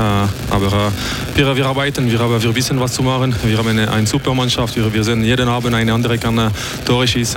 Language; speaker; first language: German; non-native, local second language; French